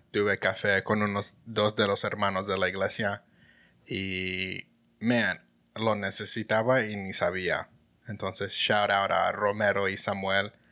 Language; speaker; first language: Spanish; early bilingual, heritage; Spanish